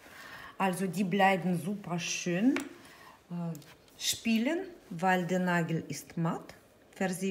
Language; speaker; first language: German; non-native, fluent; Russian